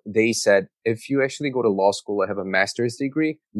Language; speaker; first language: English; non-native, fluent; Korean